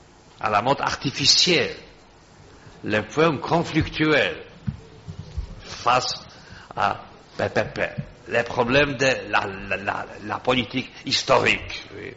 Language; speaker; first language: French; non-native, fluent; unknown